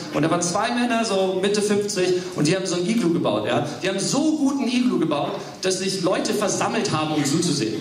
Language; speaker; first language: German; early bilingual, other home language; English